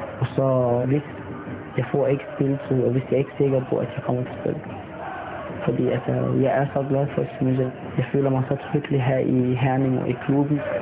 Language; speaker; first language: Danish; non-native, fluent; Arabic